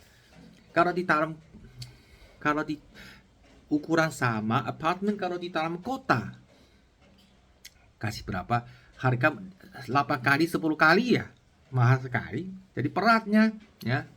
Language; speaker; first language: Indonesian; non-native, learner; Chinese